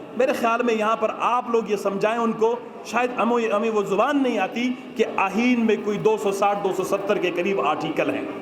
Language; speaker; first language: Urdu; non-native, local second language; Baluchi